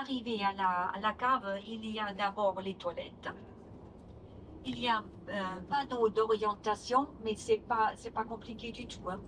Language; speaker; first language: French; non-native, fluent; English